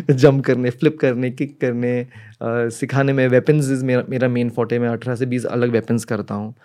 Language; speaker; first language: Hindi; native; Hindi